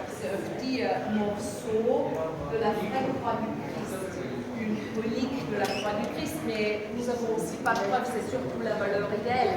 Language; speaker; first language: French; non-native, fluent; German